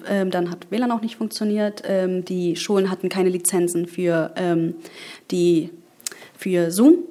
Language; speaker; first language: German; early bilingual, other home language; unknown